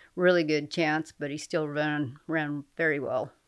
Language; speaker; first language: English; native; English